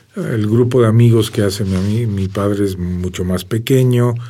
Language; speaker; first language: Spanish; native; Spanish